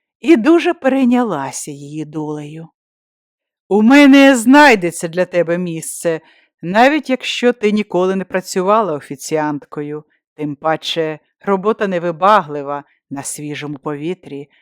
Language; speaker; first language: Ukrainian; native; Ukrainian